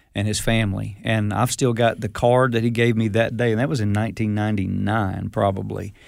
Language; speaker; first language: English; native; English